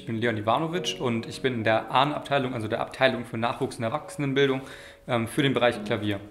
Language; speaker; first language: German; native; German